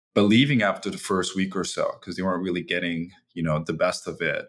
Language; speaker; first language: English; early bilingual, other home language; Chinese